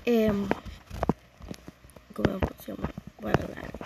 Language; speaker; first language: Italian; early bilingual, other home language; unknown